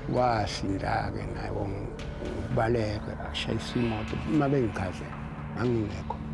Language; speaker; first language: Zulu; native; Zulu